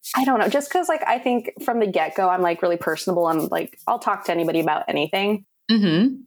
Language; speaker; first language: English; native; English